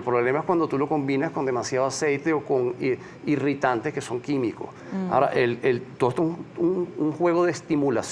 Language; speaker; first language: Spanish; native; Spanish